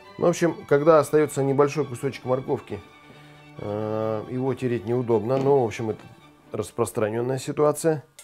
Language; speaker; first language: Russian; native; Russian